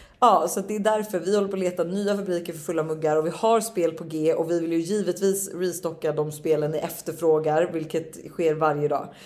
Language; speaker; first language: Swedish; native; Swedish